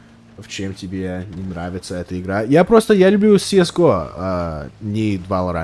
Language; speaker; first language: Russian; non-native, learner; English